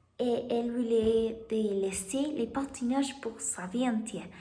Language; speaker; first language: French; non-native, learner; Spanish